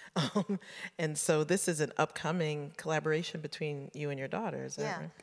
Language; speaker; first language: English; native; English